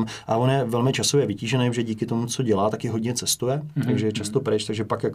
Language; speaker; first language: Czech; native; Czech